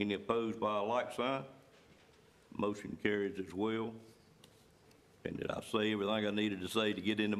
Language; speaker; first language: English; native; English